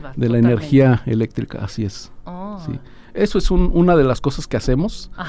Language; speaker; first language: Spanish; native; Spanish